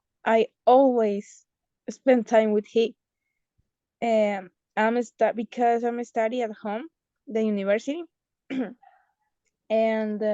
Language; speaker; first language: English; non-native, learner; Spanish